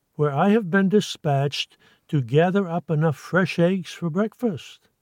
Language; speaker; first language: English; native; English